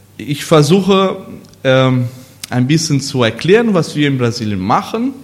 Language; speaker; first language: German; non-native, learner; Portuguese